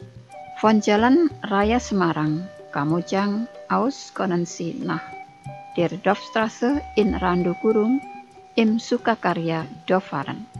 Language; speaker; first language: German; non-native, fluent; Indonesian